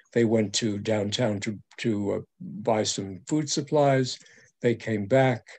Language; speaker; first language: English; early bilingual, other home language; French